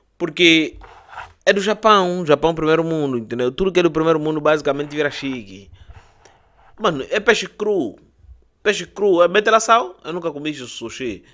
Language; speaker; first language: Portuguese; native; Portuguese